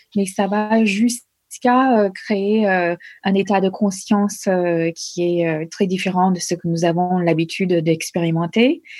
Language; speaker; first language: French; non-native, fluent; English